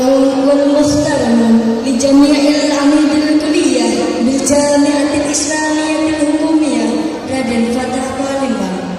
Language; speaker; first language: Arabic; non-native, learner; Indonesian